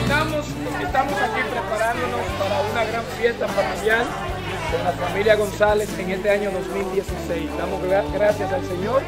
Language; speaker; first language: Spanish; native; Spanish